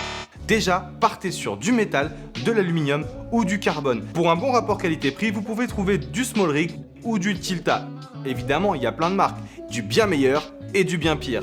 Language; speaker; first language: French; native; French